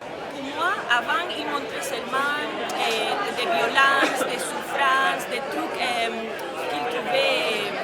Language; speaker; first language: French; non-native, fluent; Spanish